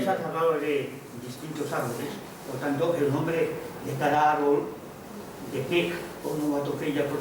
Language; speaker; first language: Spanish; non-native, local second language; Catalan